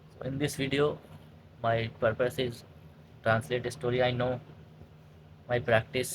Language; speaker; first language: English; non-native, learner; Hindi